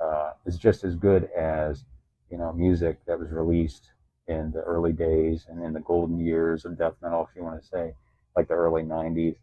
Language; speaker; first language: English; native; English